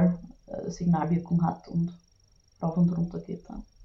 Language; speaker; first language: German; native; German